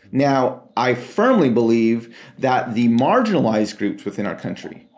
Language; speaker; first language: English; native; English